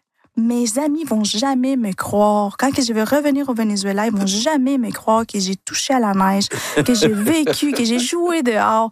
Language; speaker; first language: French; non-native, fluent; Spanish